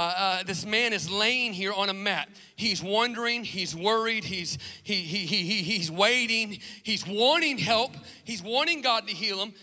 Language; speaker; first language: English; native; English